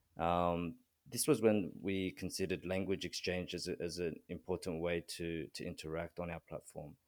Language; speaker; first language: English; early bilingual, other home language; Korean